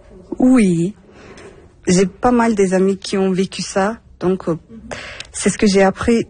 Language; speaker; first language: French; non-native, fluent; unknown